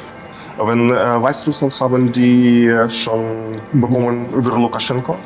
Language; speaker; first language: German; non-native, fluent; Ukrainian